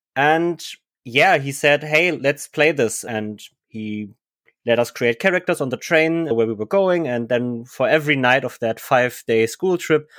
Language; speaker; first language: English; non-native, fluent; German